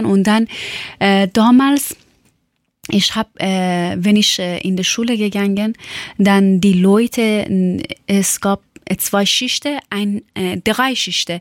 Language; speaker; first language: German; non-native, learner; Persian